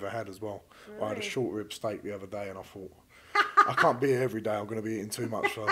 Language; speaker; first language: English; native; English